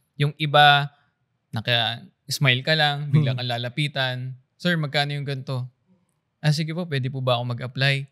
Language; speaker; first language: Filipino; native; Filipino